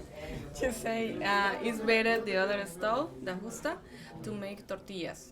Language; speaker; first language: English; non-native, fluent; Spanish